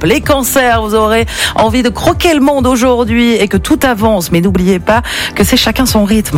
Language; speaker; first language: French; native; French